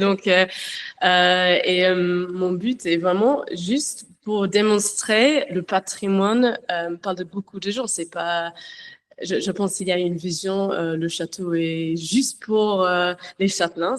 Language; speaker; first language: French; non-native, learner; English